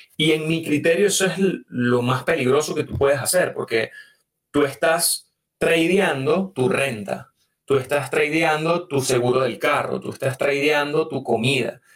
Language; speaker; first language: Spanish; native; Spanish